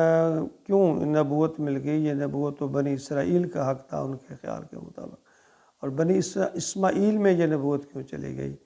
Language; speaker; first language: Urdu; native; Urdu